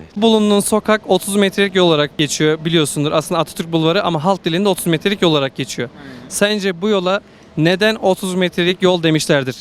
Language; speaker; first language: Turkish; native; Turkish